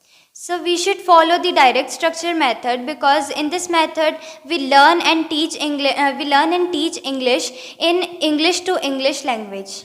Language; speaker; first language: English; non-native, fluent; Hindi